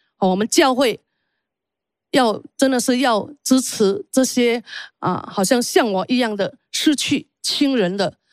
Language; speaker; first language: Chinese; early bilingual, heritage; Chinese